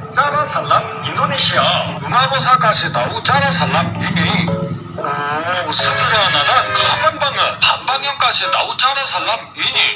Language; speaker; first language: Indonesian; non-native, learner; Korean